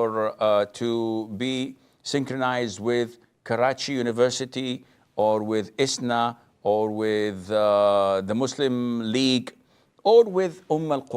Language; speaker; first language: English; non-native, fluent; Arabic